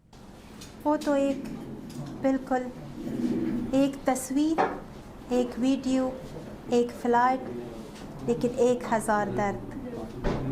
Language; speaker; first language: Hindi; non-native, fluent; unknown